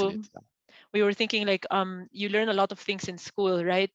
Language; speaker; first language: English; non-native, local second language; Filipino